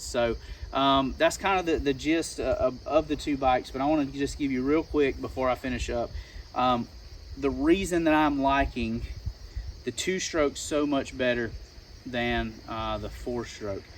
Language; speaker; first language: English; native; English